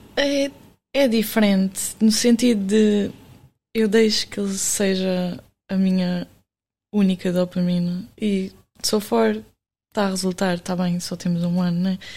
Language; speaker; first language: Portuguese; native; Portuguese